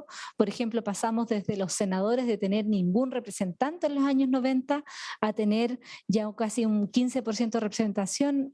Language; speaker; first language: Spanish; native; Spanish